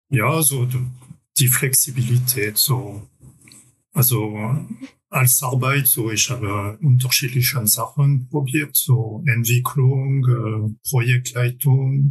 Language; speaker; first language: German; non-native, fluent; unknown